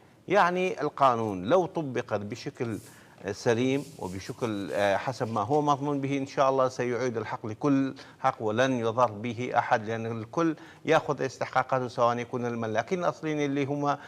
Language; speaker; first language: Arabic; non-native, local second language; Kurdish